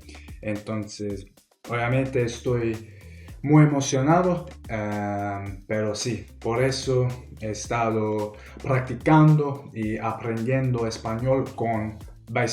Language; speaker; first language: Spanish; non-native, learner; English